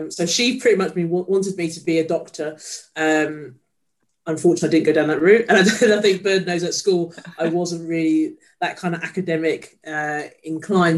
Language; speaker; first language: English; native; English